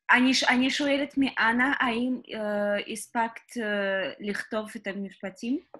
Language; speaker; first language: Hebrew; non-native, fluent; Russian